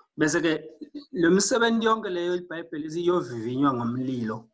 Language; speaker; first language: Zulu; non-native, local second language; Swati